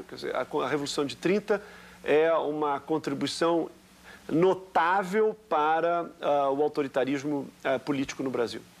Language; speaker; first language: Portuguese; native; Portuguese